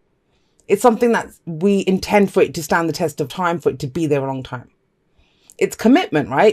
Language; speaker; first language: English; native; English